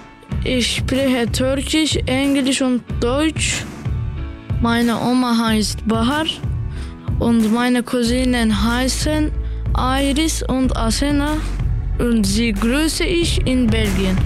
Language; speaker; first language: German; early bilingual, other home language; Turkish